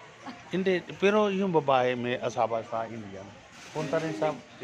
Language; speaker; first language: Filipino; non-native, learner; Punjabi